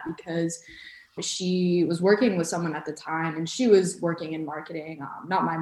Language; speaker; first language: English; early bilingual, other home language; Bosnian